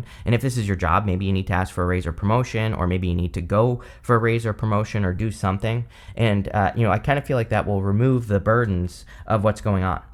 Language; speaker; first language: English; native; English